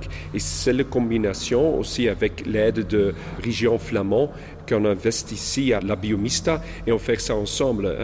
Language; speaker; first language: French; non-native, local second language; Dutch